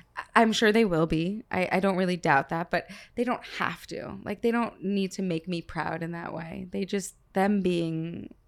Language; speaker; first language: English; early bilingual, other home language; Hebrew